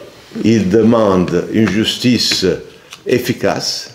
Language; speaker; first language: French; non-native, fluent; Italian